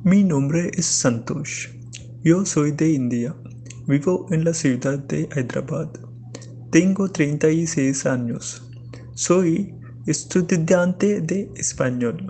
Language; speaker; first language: Spanish; non-native, learner; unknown